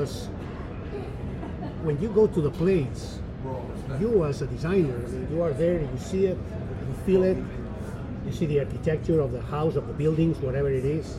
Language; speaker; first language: English; non-native, fluent; Spanish